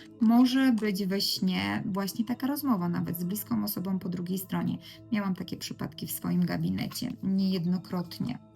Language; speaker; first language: Polish; native; Polish